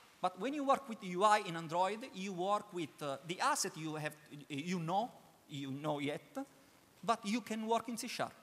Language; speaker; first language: English; non-native, learner; Italian